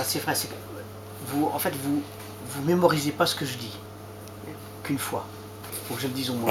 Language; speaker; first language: French; native; French